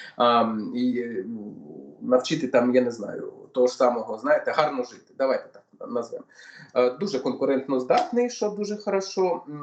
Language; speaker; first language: Ukrainian; non-native, local second language; Russian